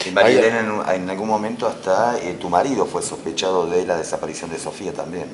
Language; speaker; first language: Spanish; native; Spanish